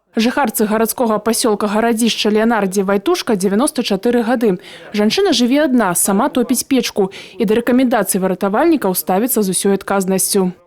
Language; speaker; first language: Belarusian; native; Belarusian